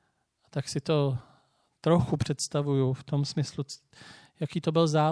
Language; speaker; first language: Czech; native; Czech